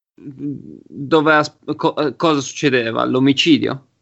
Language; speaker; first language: Italian; native; Italian